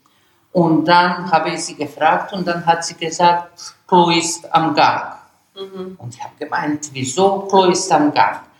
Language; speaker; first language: German; non-native, learner; Bosnian